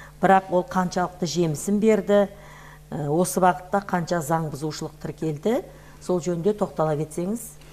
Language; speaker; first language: Kazakh; native; Kazakh